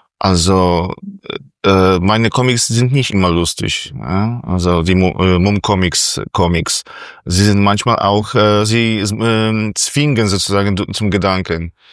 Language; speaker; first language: German; non-native, fluent; Polish